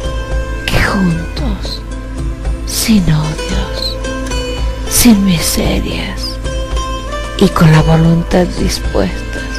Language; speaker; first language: Spanish; native; Spanish